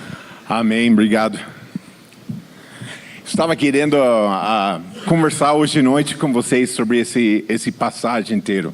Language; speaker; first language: Portuguese; non-native, fluent; English